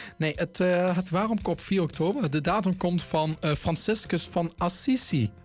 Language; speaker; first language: Dutch; native; Dutch